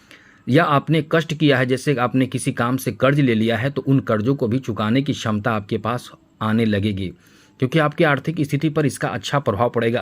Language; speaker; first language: Hindi; native; Hindi